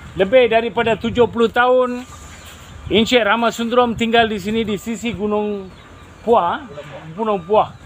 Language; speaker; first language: Malay; non-native, local second language; Tamil